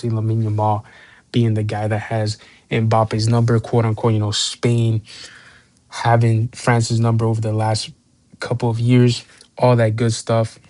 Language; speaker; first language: English; native; English